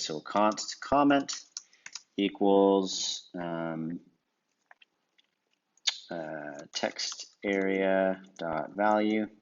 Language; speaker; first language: English; native; English